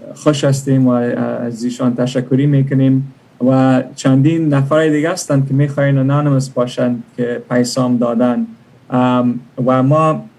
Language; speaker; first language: Persian; early bilingual, other home language; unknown